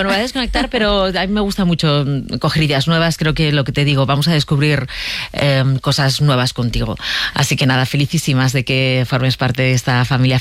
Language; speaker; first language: Spanish; native; Spanish